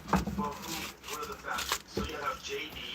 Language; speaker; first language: English; native; English